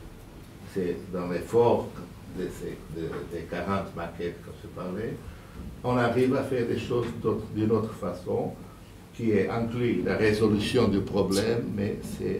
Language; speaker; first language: French; non-native, fluent; Portuguese